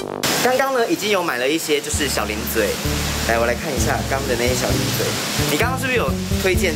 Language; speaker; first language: Chinese; native; Chinese